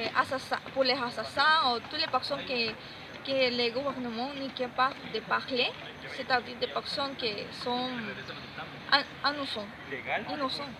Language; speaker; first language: French; non-native, learner; Spanish